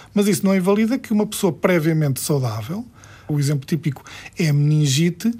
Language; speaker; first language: Portuguese; early bilingual, heritage; Portuguese